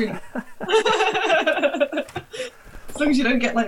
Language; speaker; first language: English; native; English